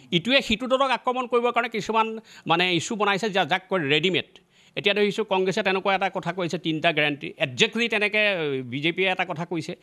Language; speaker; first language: Assamese; native; Assamese